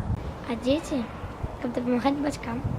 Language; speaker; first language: Russian; non-native, local second language; Belarusian